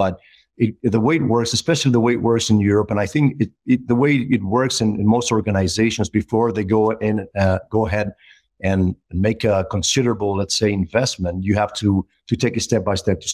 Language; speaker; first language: English; non-native, fluent; Greek